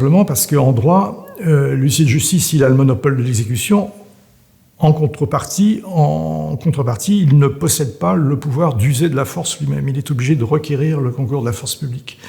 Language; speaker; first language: French; native; French